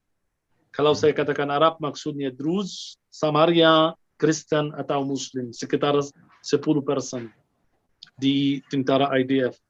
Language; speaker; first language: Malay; non-native, fluent; Arabic